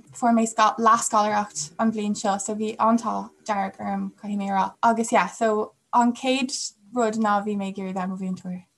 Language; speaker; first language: Irish; non-native, local second language; English